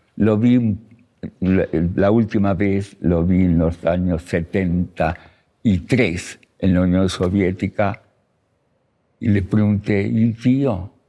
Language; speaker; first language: Spanish; early bilingual, other home language; Russian